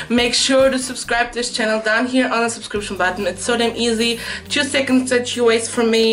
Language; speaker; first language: English; non-native, fluent; Portuguese